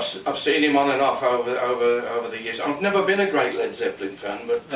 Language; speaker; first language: English; native; English